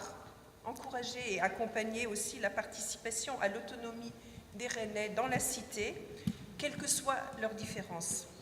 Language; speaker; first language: French; native; French